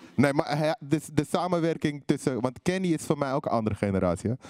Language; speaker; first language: Dutch; native; Dutch